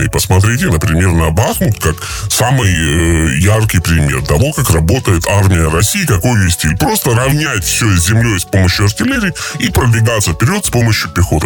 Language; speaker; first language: Russian; native; Russian